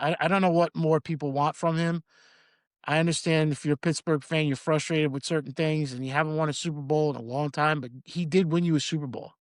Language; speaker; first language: English; native; English